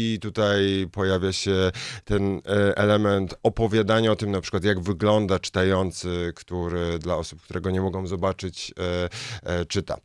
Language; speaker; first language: Polish; native; Polish